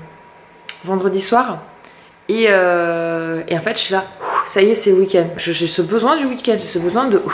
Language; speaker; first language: French; native; French